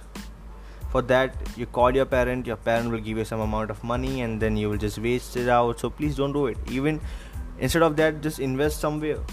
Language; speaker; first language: English; non-native, local second language; Hindi